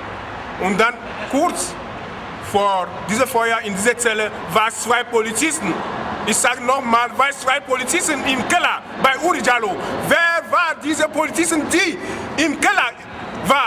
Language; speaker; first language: German; non-native, learner; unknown